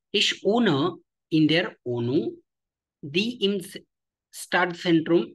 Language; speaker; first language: German; non-native, learner; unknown